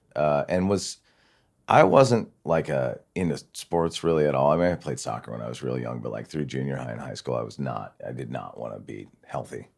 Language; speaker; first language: English; native; English